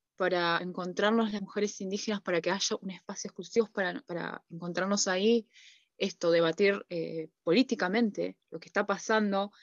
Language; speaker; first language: Spanish; non-native, local second language; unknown